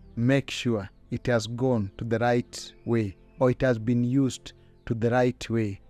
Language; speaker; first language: English; non-native, local second language; Luyia